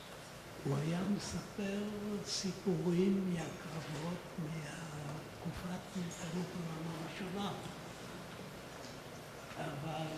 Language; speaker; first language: Hebrew; non-native, fluent; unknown